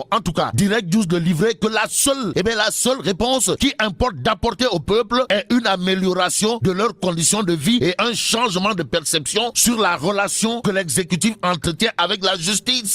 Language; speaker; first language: French; non-native, local second language; Wolof